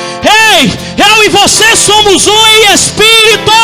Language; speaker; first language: Portuguese; native; Portuguese